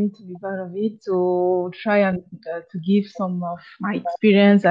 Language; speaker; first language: English; non-native, local second language; French